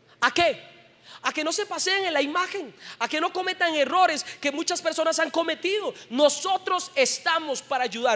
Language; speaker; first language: Spanish; native; Spanish